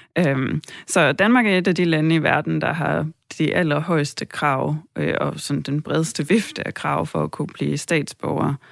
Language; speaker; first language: Danish; native; Danish